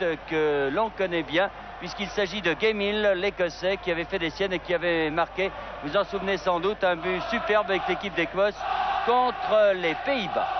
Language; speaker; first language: French; native; French